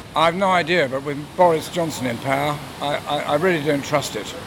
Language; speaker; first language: English; native; English